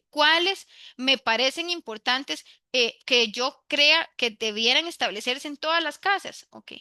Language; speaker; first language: Spanish; native; Spanish